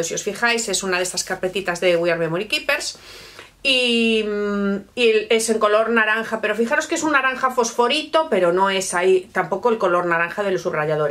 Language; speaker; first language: Spanish; native; Spanish